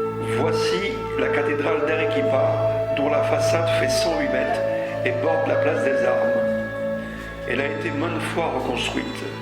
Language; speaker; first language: French; native; French